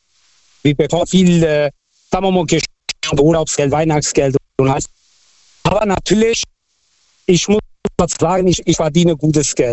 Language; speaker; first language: German; early bilingual, other home language; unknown